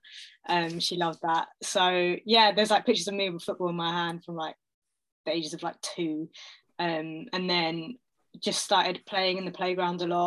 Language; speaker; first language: English; native; English